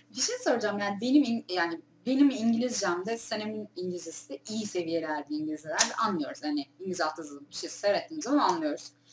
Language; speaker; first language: Turkish; native; Turkish